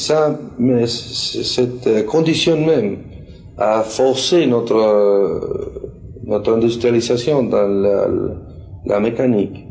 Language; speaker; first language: French; non-native, fluent; Spanish